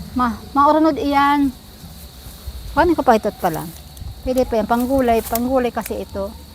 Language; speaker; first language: Filipino; non-native, local second language; Bikol